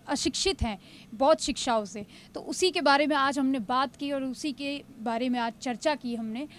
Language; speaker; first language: Hindi; native; Hindi